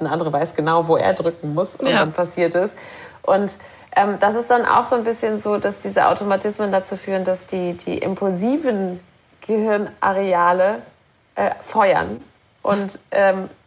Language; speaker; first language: German; native; German